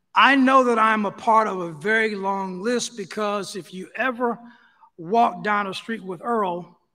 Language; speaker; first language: English; native; English